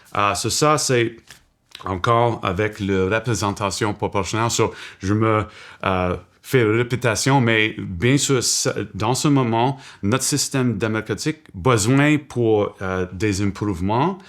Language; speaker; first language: French; non-native, local second language; English